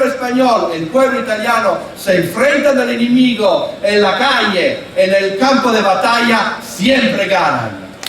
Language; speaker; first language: Spanish; non-native, fluent; Italian